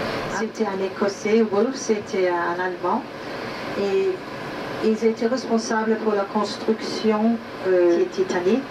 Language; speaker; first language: French; non-native, fluent; English